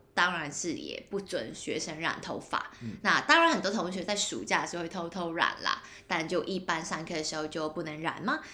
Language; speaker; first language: Chinese; non-native, local second language; Cantonese